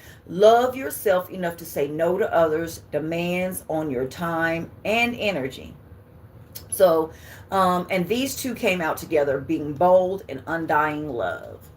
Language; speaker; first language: English; native; English